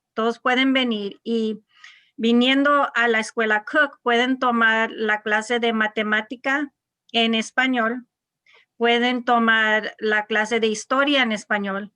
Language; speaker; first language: Spanish; non-native, local second language; English